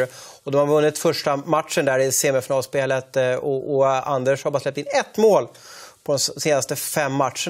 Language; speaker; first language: Swedish; native; Swedish